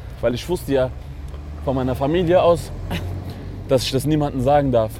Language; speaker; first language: German; early bilingual, other home language; Kurdish